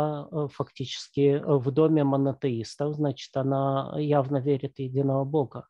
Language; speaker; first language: Russian; native; Russian